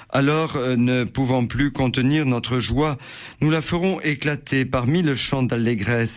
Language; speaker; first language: French; native; French